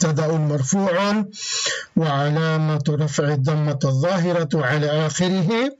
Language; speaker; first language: Arabic; non-native, fluent; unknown